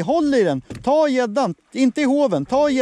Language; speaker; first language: Swedish; native; Swedish